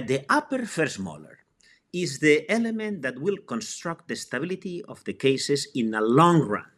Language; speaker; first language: English; non-native, fluent; Spanish